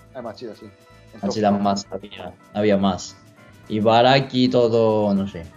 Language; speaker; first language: Spanish; non-native, learner; Japanese